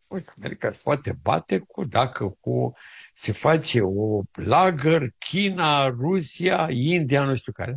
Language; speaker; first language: Romanian; native; Romanian